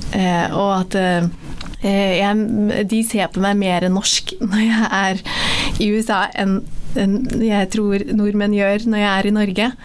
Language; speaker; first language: Norwegian; early bilingual, other home language; Somali